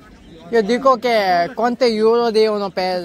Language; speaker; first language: Italian; non-native, learner; Hindi